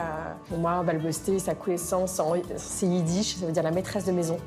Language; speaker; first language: French; native; French